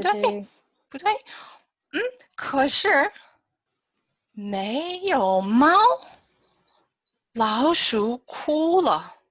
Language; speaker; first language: Chinese; non-native, fluent; English